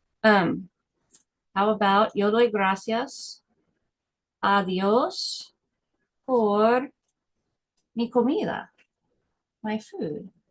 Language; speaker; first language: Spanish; non-native, fluent; English